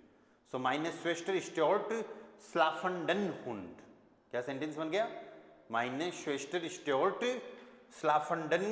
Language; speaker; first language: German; non-native, fluent; Hindi